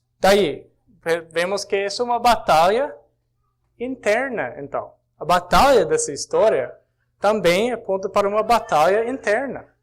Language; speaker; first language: Portuguese; non-native, fluent; English